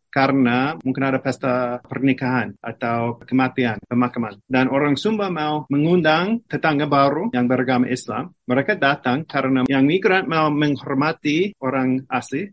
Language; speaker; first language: Indonesian; non-native, fluent; English